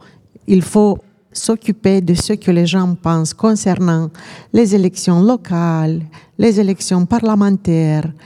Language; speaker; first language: French; non-native, fluent; Romanian